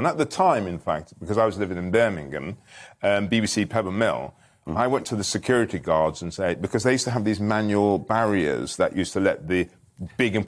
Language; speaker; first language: English; native; English